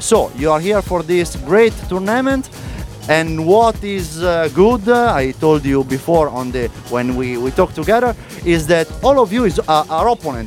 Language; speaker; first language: English; non-native, fluent; Italian